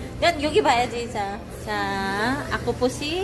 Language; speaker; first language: Filipino; non-native, fluent; Korean